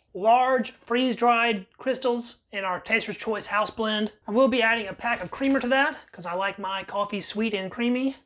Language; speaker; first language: English; native; English